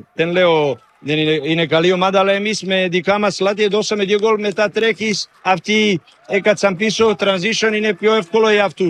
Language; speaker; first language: Greek; non-native, learner; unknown